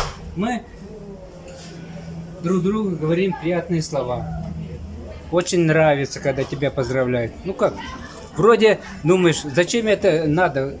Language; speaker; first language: Russian; non-native, local second language; Chuvash